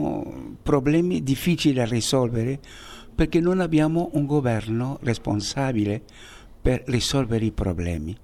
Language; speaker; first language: Italian; non-native, fluent; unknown